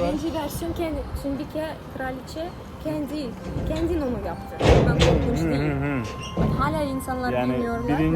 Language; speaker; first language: Turkish; non-native, fluent; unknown